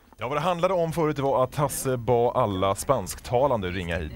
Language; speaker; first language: Swedish; native; Swedish